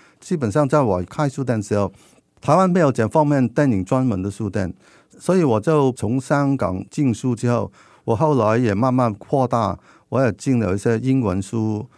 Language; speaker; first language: Chinese; non-native, local second language; Cantonese